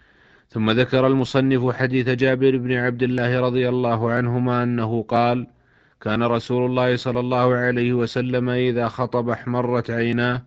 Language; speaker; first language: Arabic; native; Arabic